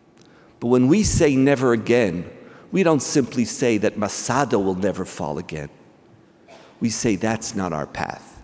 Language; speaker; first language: English; native; English